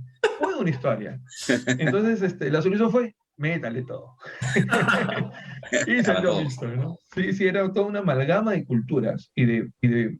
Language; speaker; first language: Spanish; native; Spanish